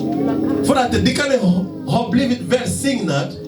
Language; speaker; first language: Swedish; non-native, fluent; Lingala